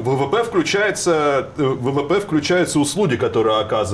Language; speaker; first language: Russian; native; Russian